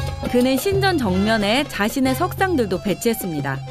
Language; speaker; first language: Korean; native; Korean